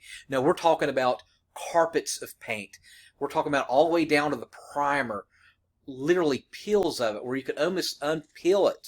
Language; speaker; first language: English; native; English